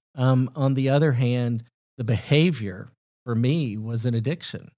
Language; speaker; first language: English; native; English